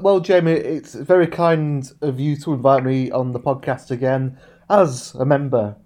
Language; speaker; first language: English; native; English